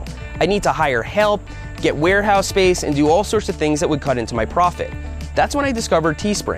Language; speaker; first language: English; native; English